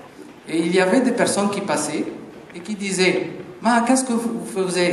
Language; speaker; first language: French; non-native, fluent; Arabic